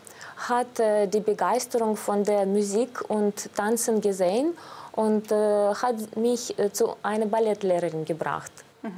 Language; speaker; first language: German; non-native, fluent; Russian